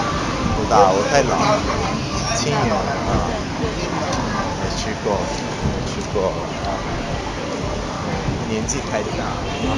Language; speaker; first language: Chinese; non-native, learner; Italian